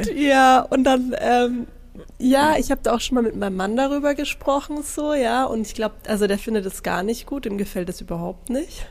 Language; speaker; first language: German; native; German